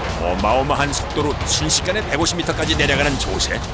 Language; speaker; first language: Korean; native; Korean